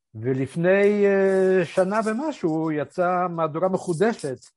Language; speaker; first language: Hebrew; early bilingual, other home language; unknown